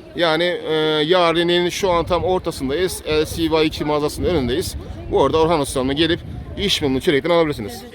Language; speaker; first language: Turkish; native; Turkish